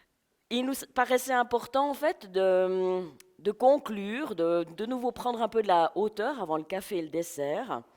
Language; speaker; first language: French; native; French